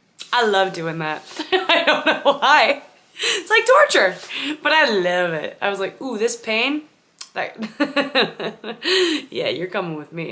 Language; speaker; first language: English; native; English